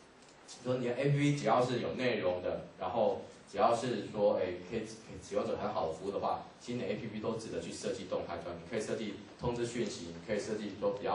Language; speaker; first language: Chinese; native; Chinese